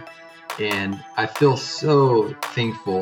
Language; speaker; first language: English; native; English